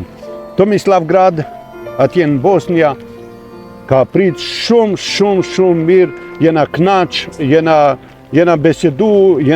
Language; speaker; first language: Albanian; non-native, local second language; Croatian